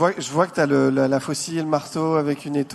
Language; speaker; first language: French; native; French